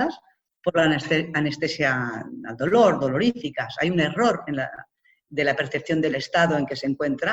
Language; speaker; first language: Spanish; native; Spanish